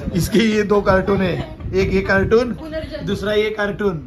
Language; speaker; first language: Hindi; non-native, local second language; Marathi